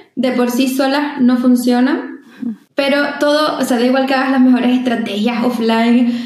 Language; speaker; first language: Spanish; native; Spanish